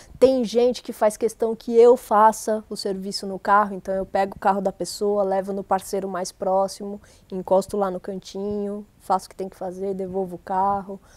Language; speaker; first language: Portuguese; native; Portuguese